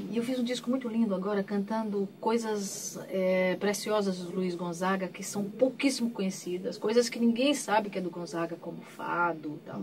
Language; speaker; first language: Portuguese; native; Portuguese